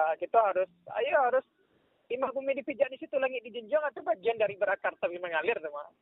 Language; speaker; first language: Indonesian; non-native, local second language; Minangkabau